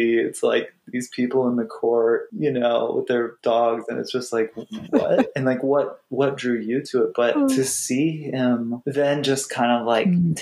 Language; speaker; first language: English; native; English